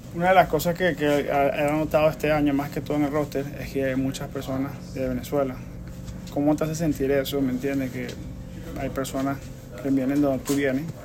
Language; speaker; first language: Spanish; native; Spanish